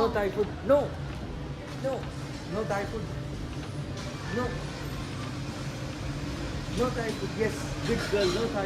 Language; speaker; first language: English; non-native, local second language; Telugu